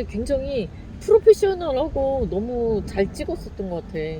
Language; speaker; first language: Korean; native; Korean